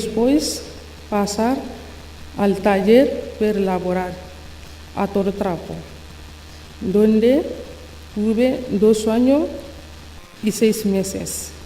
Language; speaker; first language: Spanish; non-native, learner; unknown